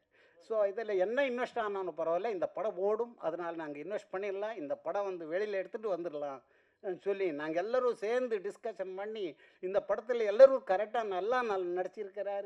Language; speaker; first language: Tamil; non-native, learner; Malayalam